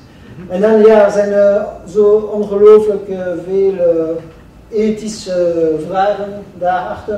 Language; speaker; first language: Dutch; non-native, local second language; French